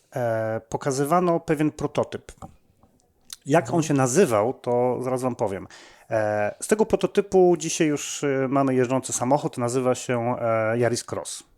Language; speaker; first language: Polish; native; Polish